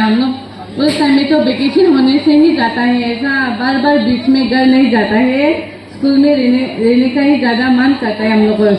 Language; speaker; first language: Hindi; non-native, local second language; Garo